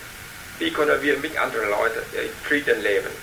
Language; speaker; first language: German; non-native, learner; Vietnamese